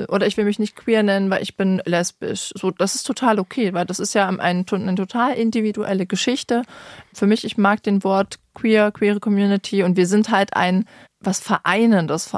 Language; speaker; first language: German; native; German